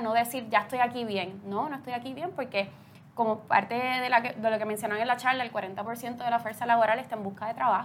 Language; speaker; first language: Spanish; native; Spanish